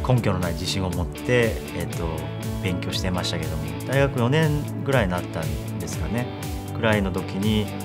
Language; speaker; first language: Japanese; non-native, fluent; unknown